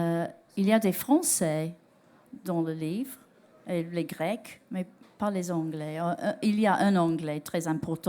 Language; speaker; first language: French; non-native, learner; English